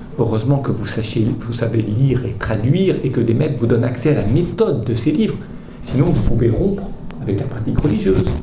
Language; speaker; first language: French; native; French